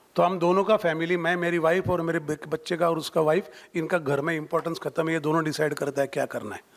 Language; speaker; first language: Hindi; non-native, local second language; Marathi